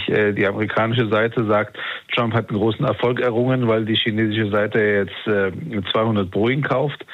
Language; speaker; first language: German; native; German